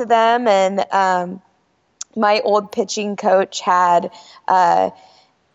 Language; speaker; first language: English; native; English